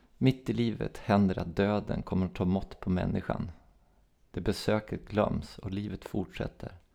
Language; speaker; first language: Swedish; native; Swedish